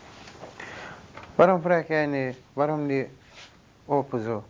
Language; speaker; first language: Dutch; non-native, learner; Turkish